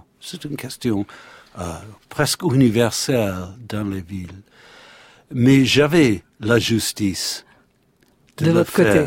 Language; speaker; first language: French; non-native, learner; English